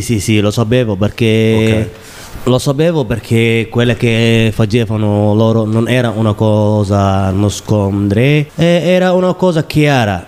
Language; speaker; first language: Italian; non-native, learner; Somali